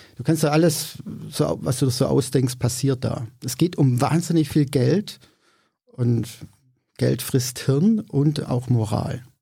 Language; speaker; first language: German; native; German